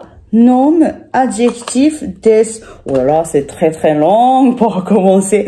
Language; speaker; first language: French; non-native, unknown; Japanese